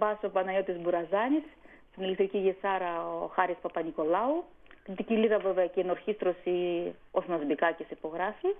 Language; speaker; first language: Greek; non-native, fluent; Armenian